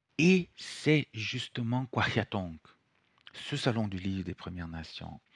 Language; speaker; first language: French; non-native, fluent; Italian